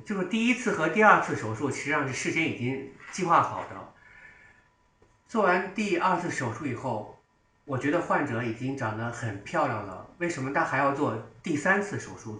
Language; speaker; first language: Chinese; native; Chinese